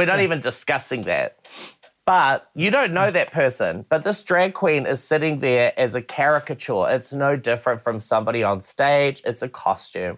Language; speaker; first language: English; native; English